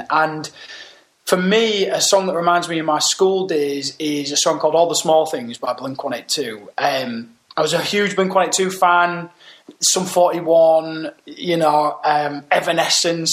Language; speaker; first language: English; native; English